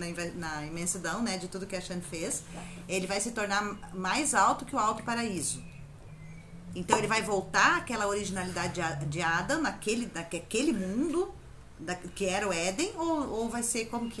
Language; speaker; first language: Portuguese; native; Portuguese